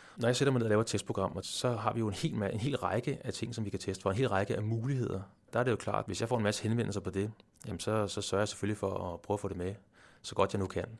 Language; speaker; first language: Danish; native; Danish